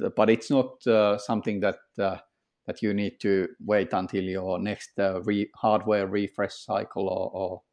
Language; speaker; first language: English; non-native, fluent; Finnish